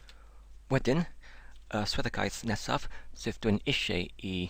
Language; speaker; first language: Welsh; non-native, learner; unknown